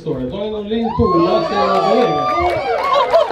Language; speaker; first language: Swedish; native; Swedish